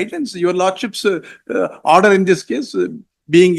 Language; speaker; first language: English; non-native, local second language; Kannada